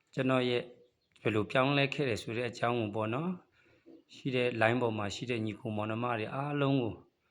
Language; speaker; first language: Burmese; non-native, local second language; Shwe Palaung